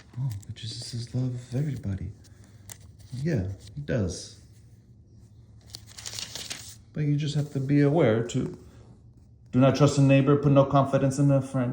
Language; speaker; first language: English; native; English